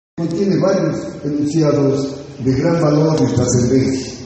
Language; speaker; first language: Spanish; native; Spanish